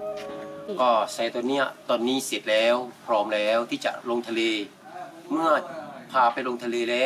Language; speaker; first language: Thai; non-native, local second language; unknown